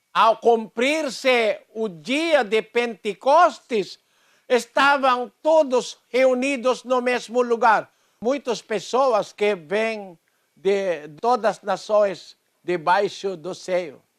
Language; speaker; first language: Portuguese; non-native, learner; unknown